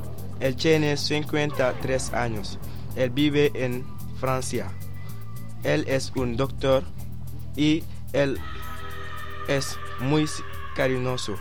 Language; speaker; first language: Spanish; non-native, learner; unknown